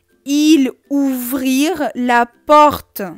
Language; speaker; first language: French; non-native, fluent; Russian